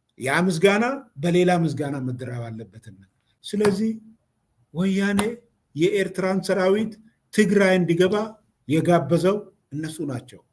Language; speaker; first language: Amharic; non-native, local second language; Oromo